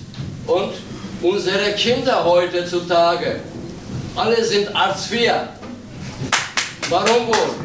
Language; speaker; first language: German; non-native, fluent; Turkish